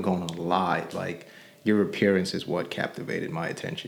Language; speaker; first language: English; non-native, local second language; Yoruba